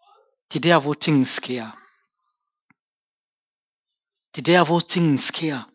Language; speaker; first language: Danish; non-native, fluent; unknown